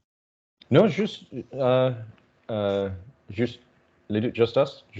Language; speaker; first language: French; non-native, learner; English